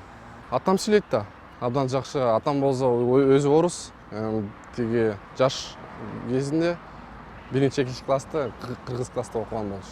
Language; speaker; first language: Kyrgyz; non-native, local second language; Russian